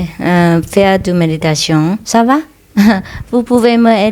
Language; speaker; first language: French; non-native, fluent; Vietnamese